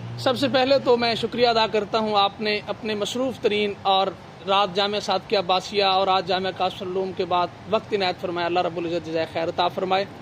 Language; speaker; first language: Urdu; non-native, local second language; Punjabi